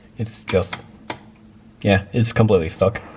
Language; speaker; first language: English; non-native, fluent; Swedish